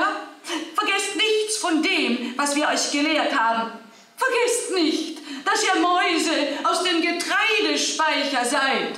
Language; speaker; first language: German; native; German